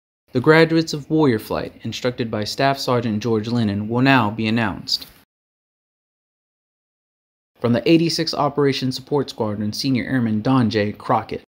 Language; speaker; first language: English; native; English